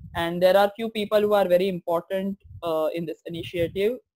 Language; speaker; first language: English; non-native, local second language; Marathi